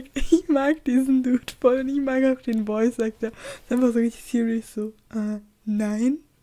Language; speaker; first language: German; native; German